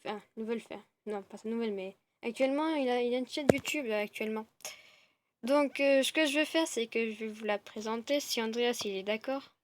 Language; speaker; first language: French; native; French